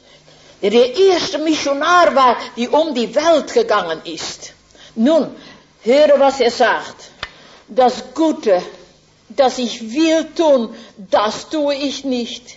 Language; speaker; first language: German; non-native, fluent; Dutch